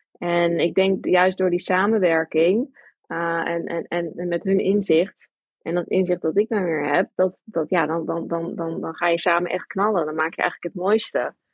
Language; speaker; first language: Dutch; early bilingual, heritage; Dutch